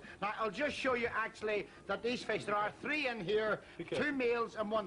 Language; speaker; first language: English; native; English